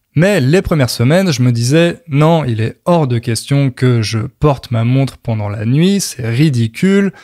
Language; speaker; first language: French; native; French